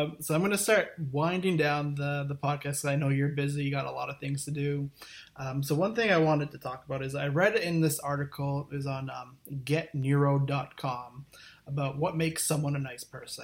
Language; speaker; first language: English; native; English